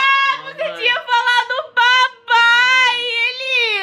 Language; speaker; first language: Portuguese; native; Portuguese